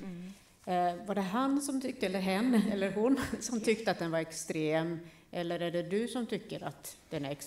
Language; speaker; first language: Swedish; native; Swedish